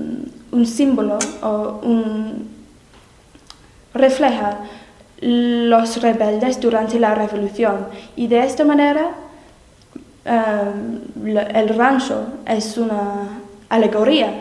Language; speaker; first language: Spanish; non-native, learner; English